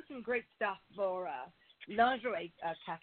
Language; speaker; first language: English; native; English